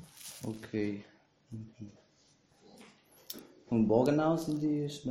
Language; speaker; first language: German; non-native, learner; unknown